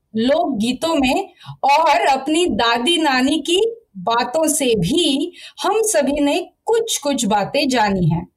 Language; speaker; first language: Hindi; non-native, local second language; Marathi